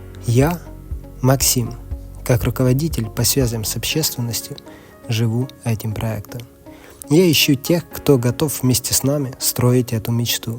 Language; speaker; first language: Russian; native; Russian